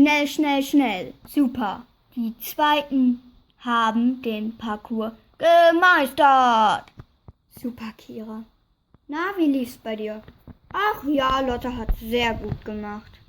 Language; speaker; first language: German; native; German